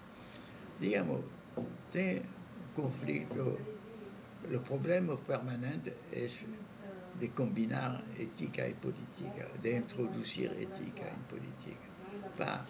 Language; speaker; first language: Spanish; non-native, fluent; French